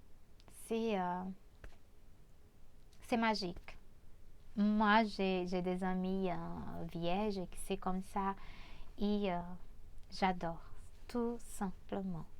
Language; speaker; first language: French; non-native, fluent; Portuguese